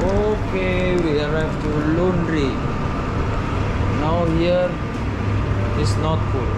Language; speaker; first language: English; non-native, learner; Indonesian